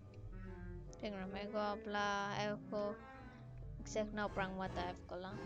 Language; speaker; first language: Greek; early bilingual, heritage; Greek